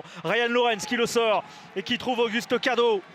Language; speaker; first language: French; native; French